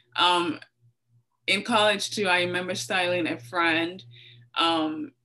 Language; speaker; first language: English; non-native, local second language; Yoruba